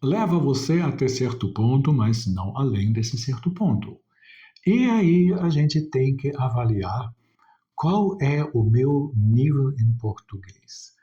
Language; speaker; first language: Portuguese; non-native, fluent; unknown